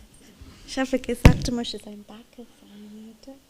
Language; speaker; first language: German; non-native, fluent; English